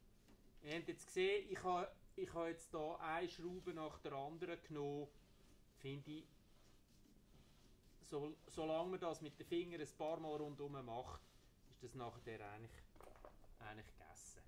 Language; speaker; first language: German; native; German